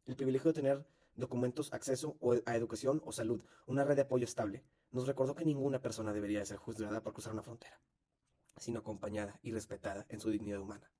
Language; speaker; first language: Spanish; native; Spanish